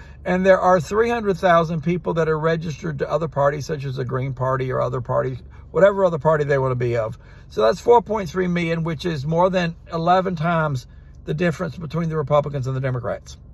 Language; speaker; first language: English; native; English